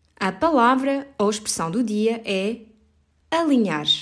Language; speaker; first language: Portuguese; native; Portuguese